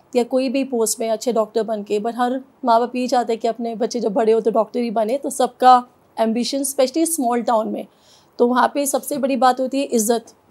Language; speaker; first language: Hindi; native; Hindi